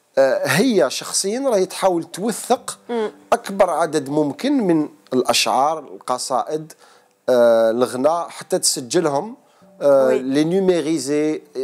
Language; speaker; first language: Arabic; native; Arabic